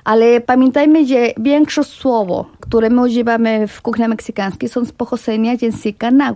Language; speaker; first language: Polish; non-native, fluent; Spanish